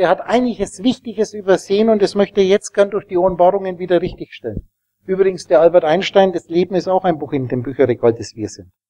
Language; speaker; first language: German; native; German